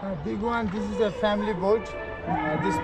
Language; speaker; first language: English; non-native, learner; Nepali